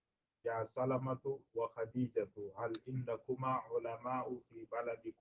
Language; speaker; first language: Arabic; non-native, learner; English